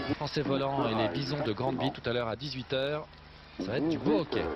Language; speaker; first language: French; native; French